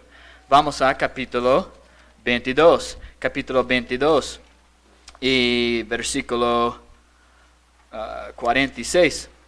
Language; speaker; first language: Spanish; non-native, fluent; English